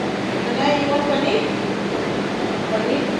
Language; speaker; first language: English; non-native, local second language; Gujarati